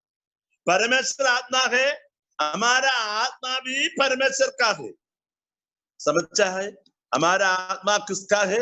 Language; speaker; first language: Hindi; non-native, learner; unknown